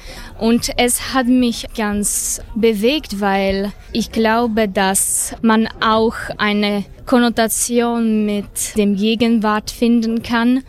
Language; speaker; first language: German; non-native, fluent; Slovak